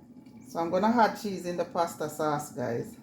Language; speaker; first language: English; non-native, local second language; Jamaican Creole English